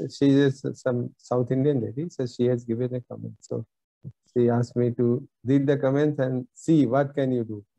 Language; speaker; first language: English; non-native, local second language; Bhojpuri